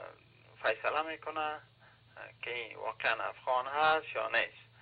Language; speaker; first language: Persian; native; Persian